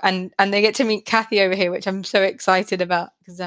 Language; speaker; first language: English; native; English